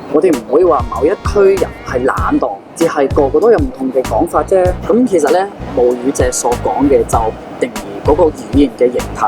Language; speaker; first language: Cantonese; non-native, fluent; English